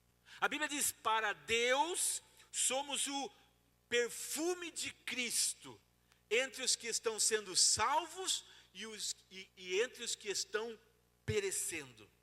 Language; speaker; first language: Portuguese; native; Portuguese